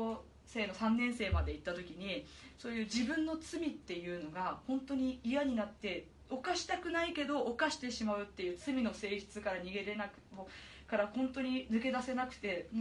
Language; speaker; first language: Japanese; native; Japanese